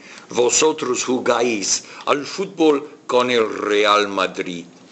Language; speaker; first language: Spanish; non-native, fluent; English